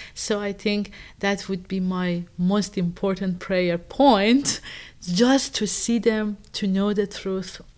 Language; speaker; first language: English; non-native, fluent; Persian